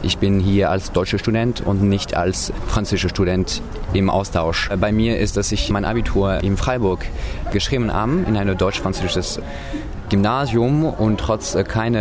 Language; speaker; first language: German; non-native, fluent; French